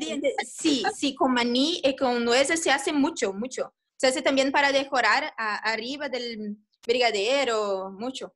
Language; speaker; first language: Spanish; non-native, fluent; Portuguese